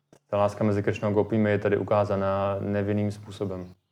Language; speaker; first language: Czech; native; Czech